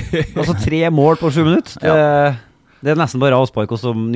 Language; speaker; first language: Norwegian; native; Norwegian